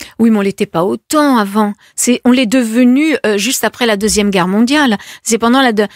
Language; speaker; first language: French; native; French